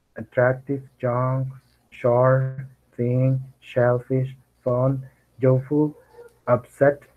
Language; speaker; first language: English; non-native, learner; Spanish